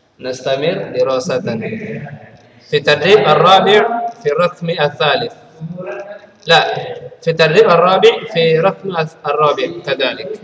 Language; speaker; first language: Arabic; non-native, fluent; Indonesian